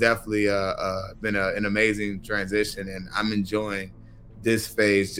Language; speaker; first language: English; native; English